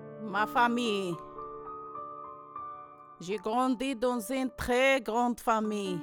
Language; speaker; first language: French; non-native, learner; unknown